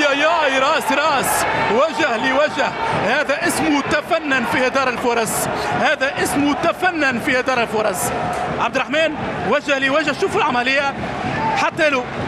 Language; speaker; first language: Arabic; native; Arabic